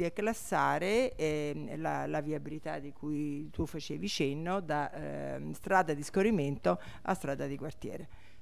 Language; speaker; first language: Italian; native; Italian